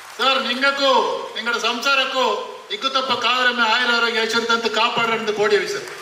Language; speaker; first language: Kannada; non-native, local second language; Kodava